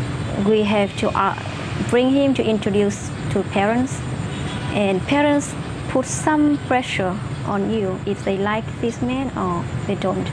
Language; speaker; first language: English; non-native, fluent; Vietnamese